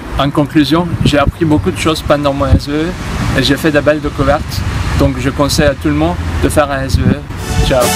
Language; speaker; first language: French; non-native, fluent; Turkish